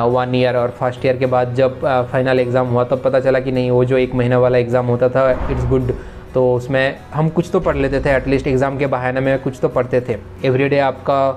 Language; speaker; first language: Hindi; non-native, local second language; Bangla